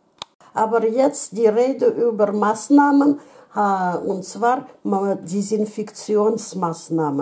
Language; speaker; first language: German; non-native, fluent; Russian